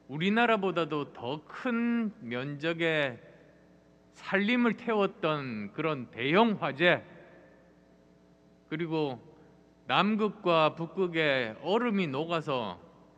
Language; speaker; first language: Korean; native; Korean